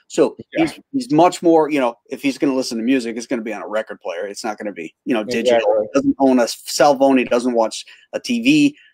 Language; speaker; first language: English; native; English